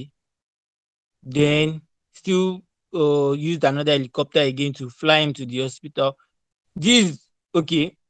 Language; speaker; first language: English; non-native, local second language; Yoruba